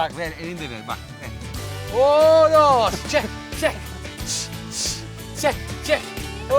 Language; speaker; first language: Turkish; non-native, fluent; Italian